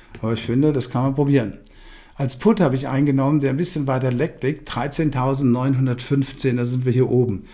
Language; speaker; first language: German; native; German